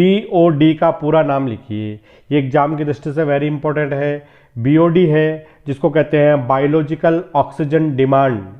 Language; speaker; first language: Hindi; native; Hindi